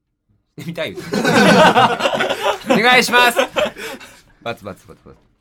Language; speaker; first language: Japanese; native; Japanese